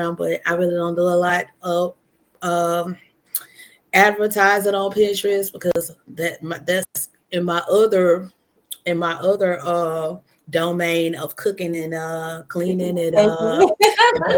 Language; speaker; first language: English; native; English